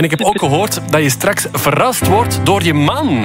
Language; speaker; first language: Dutch; native; Dutch